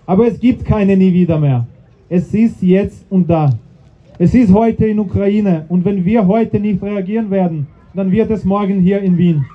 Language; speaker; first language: German; non-native, fluent; Ukrainian